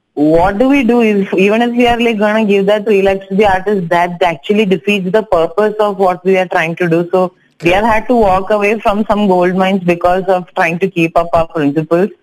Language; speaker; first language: English; non-native, local second language; Tamil